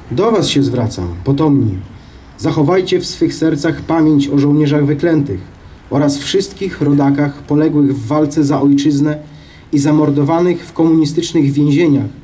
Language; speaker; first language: Polish; native; Polish